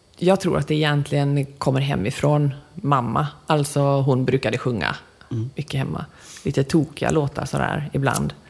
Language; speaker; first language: Swedish; native; Swedish